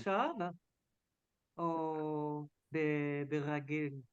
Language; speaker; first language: Hebrew; non-native, learner; French